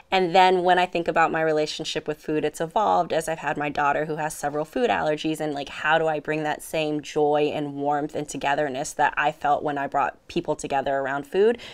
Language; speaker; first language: English; native; English